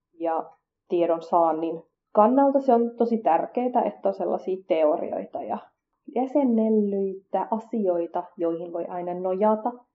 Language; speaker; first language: Finnish; early bilingual, other home language; Kurdish